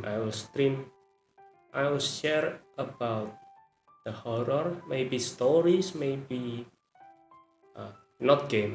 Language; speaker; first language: English; non-native, learner; Indonesian